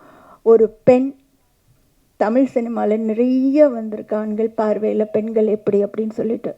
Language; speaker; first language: Tamil; native; Tamil